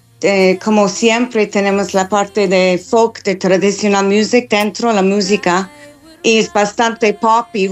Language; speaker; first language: Spanish; non-native, fluent; English